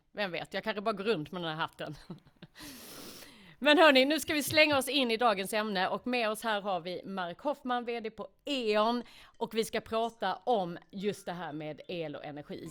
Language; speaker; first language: Swedish; native; Swedish